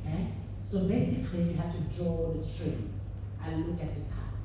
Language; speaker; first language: English; non-native, fluent; Thai